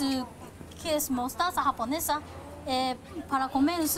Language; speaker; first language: Spanish; non-native, learner; Japanese